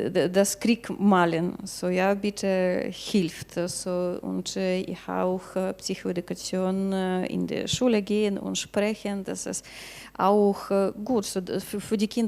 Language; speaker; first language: German; non-native, learner; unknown